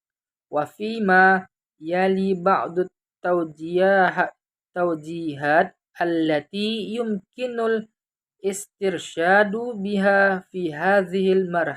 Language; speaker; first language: Arabic; non-native, fluent; Indonesian